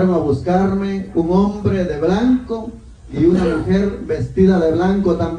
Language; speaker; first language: Spanish; native; Spanish